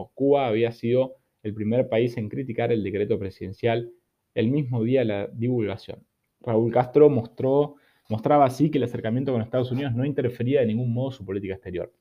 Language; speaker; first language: Spanish; native; Spanish